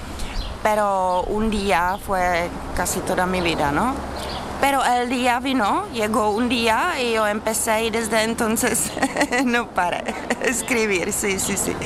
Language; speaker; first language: Spanish; non-native, learner; Czech